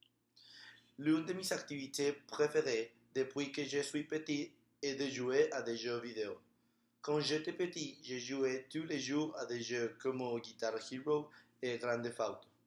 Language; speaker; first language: French; non-native, learner; Spanish